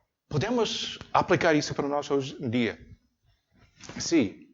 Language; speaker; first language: Portuguese; non-native, learner; English